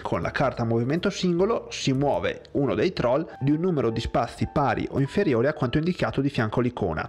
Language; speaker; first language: Italian; native; Italian